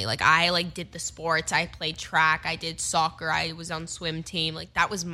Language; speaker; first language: English; native; English